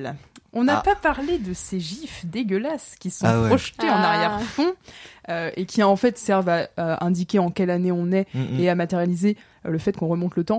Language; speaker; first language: French; native; French